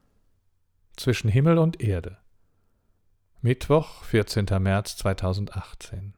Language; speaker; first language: German; native; German